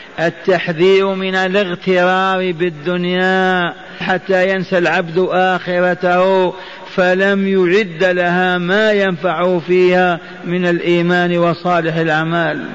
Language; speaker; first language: Arabic; native; Arabic